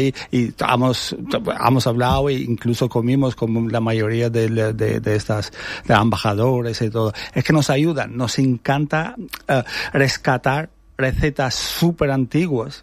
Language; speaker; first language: Spanish; non-native, fluent; Albanian